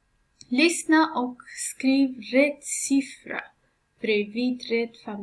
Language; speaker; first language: Swedish; non-native, fluent; Persian